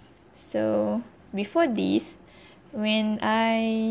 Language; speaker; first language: English; non-native, learner; Malay